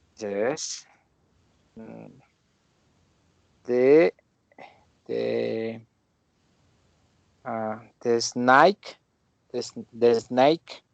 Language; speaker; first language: English; non-native, learner; Spanish